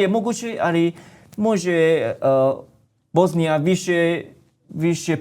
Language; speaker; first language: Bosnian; non-native, learner; Chinese